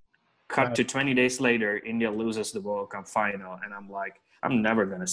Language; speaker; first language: English; non-native, local second language; Telugu